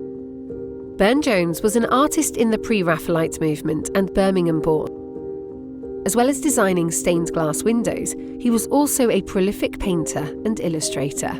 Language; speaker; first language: English; native; English